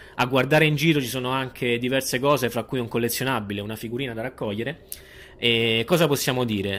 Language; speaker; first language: Italian; native; Italian